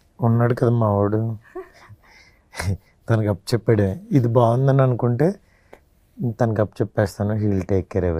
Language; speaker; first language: Telugu; native; Telugu